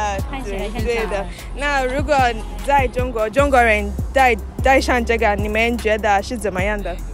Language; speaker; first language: Chinese; non-native, learner; Yoruba